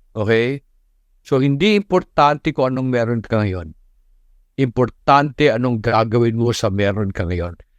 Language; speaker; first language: Filipino; non-native, local second language; Cebuano